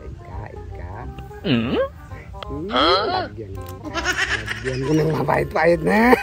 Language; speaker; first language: Filipino; non-native, local second language; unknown